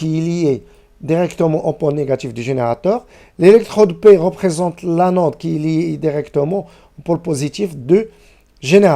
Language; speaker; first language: French; non-native, local second language; Arabic